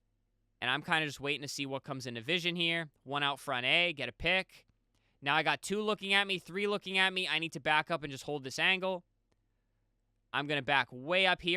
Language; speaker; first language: English; native; English